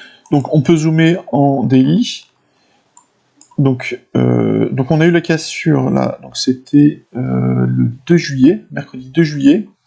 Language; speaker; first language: French; native; French